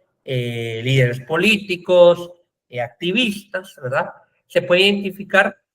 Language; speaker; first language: Spanish; native; Spanish